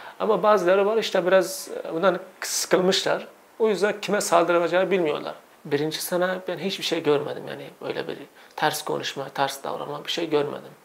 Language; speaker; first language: Turkish; non-native, fluent; Uzbek